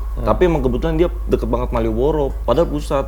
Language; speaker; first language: Indonesian; native; Indonesian